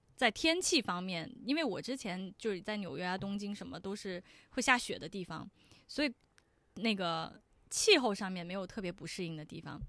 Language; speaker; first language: Chinese; non-native, local second language; Cantonese